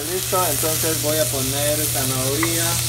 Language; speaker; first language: Spanish; non-native, learner; Korean